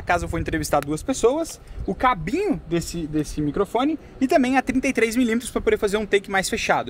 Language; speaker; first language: Portuguese; native; Portuguese